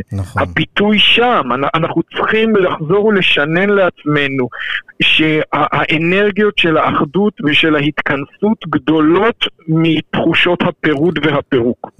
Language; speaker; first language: Hebrew; native; Hebrew